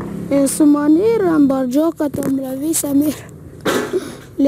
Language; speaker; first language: Latvian; early bilingual, heritage; Latvian